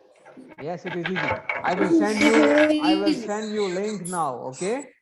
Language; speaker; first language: English; non-native, learner; Arabic